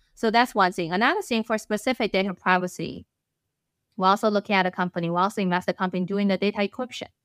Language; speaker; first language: English; non-native, fluent; Chinese